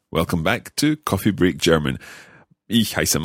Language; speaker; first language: German; non-native, learner; English